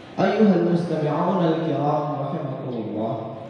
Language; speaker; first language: Arabic; non-native, learner; Indonesian